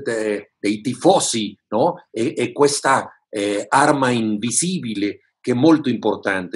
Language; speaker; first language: Italian; non-native, fluent; Spanish